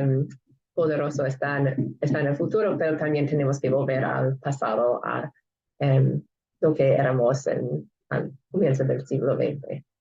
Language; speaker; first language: Spanish; non-native, fluent; English